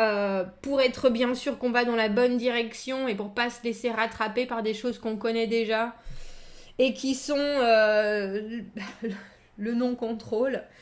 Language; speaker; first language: French; native; French